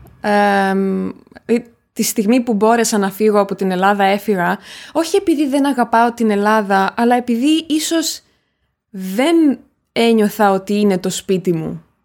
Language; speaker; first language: Greek; native; Greek